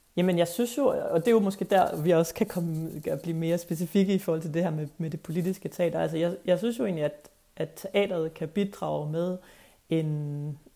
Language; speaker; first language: Danish; native; Danish